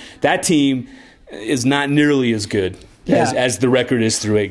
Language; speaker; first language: English; native; English